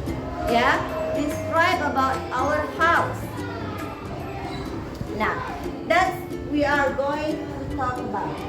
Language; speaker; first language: English; non-native, learner; Indonesian